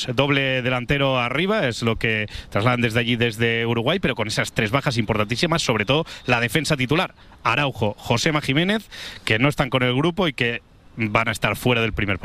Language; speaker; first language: Spanish; native; Spanish